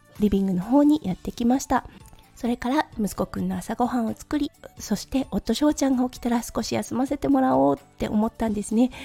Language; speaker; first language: Japanese; native; Japanese